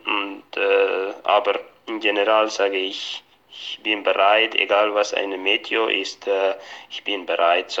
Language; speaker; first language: German; non-native, fluent; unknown